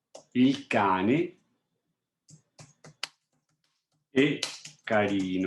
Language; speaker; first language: Italian; non-native, fluent; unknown